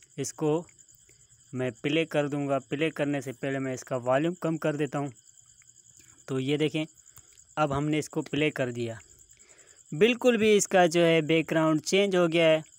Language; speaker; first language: Urdu; non-native, local second language; Sindhi